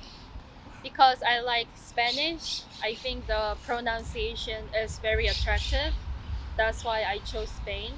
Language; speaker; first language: English; non-native, fluent; Korean